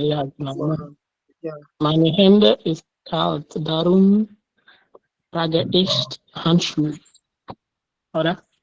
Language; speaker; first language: German; non-native, learner; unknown